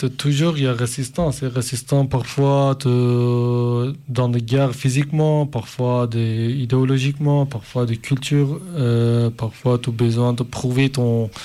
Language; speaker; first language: French; non-native, learner; Kurdish